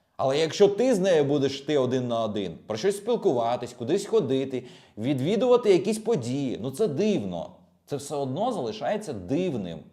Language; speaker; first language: Ukrainian; native; Ukrainian